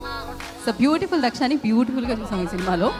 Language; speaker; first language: Telugu; native; Telugu